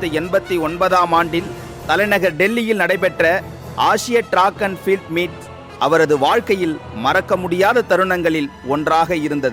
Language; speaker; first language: Tamil; native; Tamil